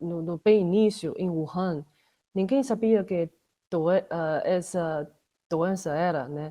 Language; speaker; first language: Portuguese; non-native, fluent; Chinese